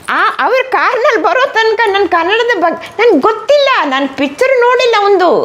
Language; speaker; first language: Kannada; non-native, local second language; Malayalam